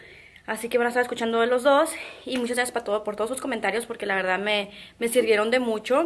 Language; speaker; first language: Spanish; early bilingual, heritage; Spanish